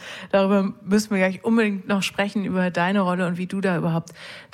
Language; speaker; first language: German; native; German